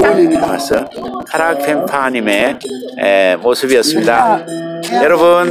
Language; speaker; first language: Korean; native; Korean